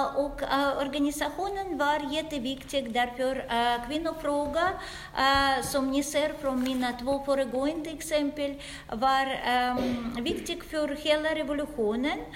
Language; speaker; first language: Swedish; non-native, fluent; Russian